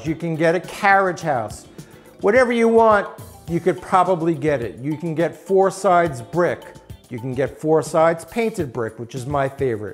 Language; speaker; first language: English; native; English